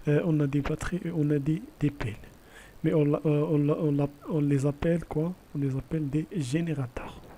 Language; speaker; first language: French; non-native, local second language; Arabic